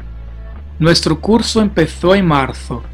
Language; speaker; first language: Spanish; non-native, fluent; Portuguese